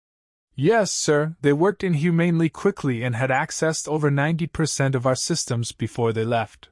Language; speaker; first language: English; native; English